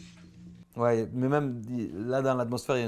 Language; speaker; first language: French; native; French